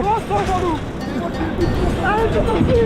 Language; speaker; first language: French; native; French